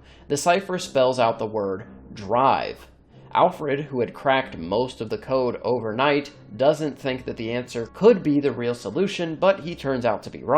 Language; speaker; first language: English; native; English